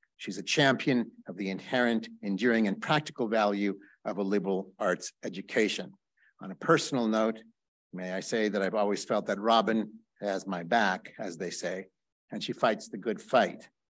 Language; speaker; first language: English; early bilingual, other home language; Spanish